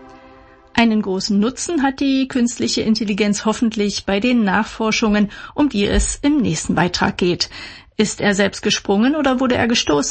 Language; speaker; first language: German; native; German